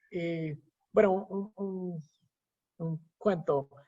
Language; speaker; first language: Spanish; non-native, fluent; English